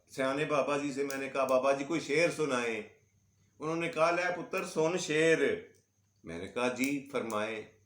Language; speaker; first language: Urdu; non-native, local second language; Punjabi